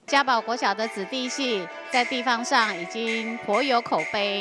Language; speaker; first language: Chinese; native; Chinese